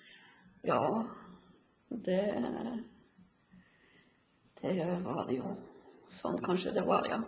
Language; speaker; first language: Norwegian; non-native, local second language; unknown